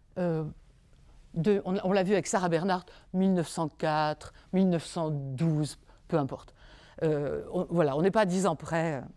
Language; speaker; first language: French; native; French